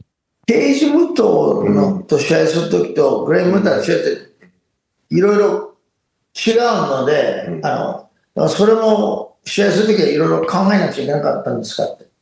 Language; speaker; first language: Japanese; non-native, fluent; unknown